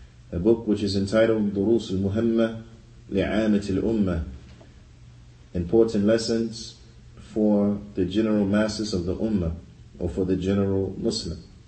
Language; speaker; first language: English; native; English